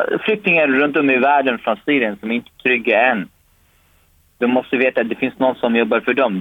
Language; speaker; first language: Swedish; non-native, fluent; Arabic